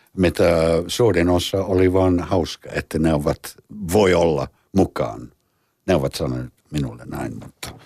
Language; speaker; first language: Finnish; non-native, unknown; English